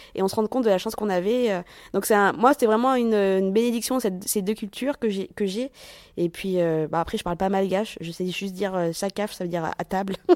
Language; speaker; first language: French; native; French